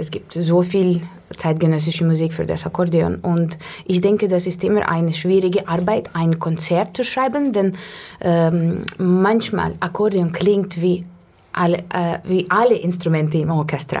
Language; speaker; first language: German; non-native, learner; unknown